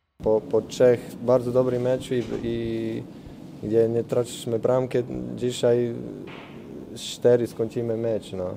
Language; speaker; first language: Polish; non-native, learner; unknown